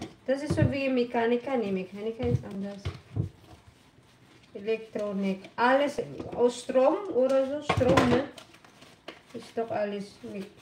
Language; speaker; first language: German; non-native, learner; Filipino